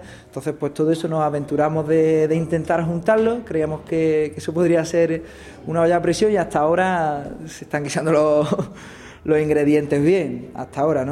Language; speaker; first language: Spanish; native; Spanish